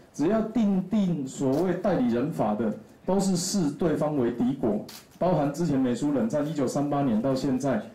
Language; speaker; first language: Chinese; non-native, local second language; Min Nan Chinese